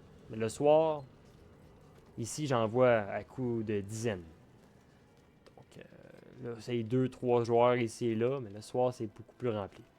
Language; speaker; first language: French; native; French